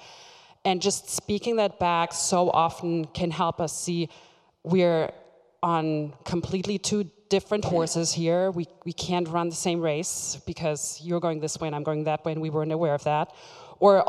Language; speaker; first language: English; non-native, fluent; German